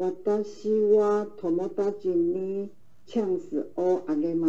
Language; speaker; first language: Japanese; non-native, learner; Chinese